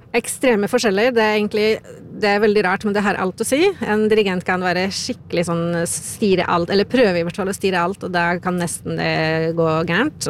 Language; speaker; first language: Norwegian; non-native, fluent; Polish